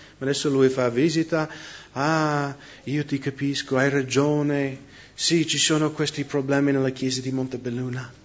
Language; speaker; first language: Italian; non-native, fluent; English